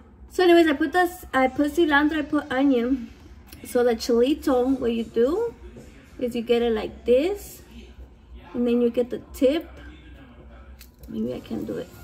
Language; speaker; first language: English; early bilingual, other home language; Spanish